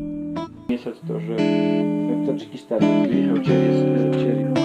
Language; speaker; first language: Russian; non-native, learner; Polish